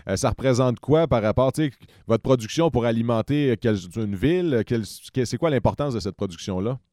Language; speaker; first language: French; native; French